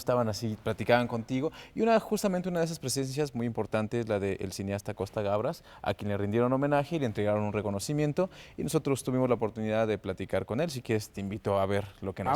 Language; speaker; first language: Spanish; native; Spanish